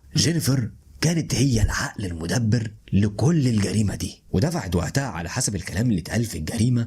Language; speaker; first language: Arabic; native; Arabic